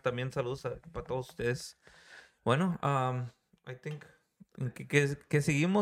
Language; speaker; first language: Spanish; early bilingual, other home language; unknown